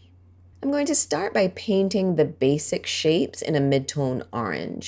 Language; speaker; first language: English; native; English